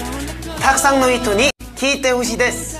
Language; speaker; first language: Japanese; non-native, learner; Korean